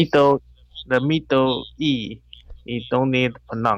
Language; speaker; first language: English; non-native, learner; Chinese